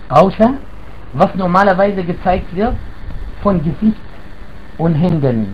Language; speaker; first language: German; non-native, fluent; Arabic